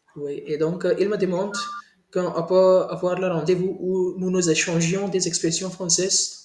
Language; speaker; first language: French; non-native, learner; Hindi